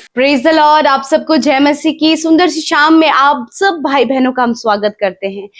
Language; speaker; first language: Hindi; native; Hindi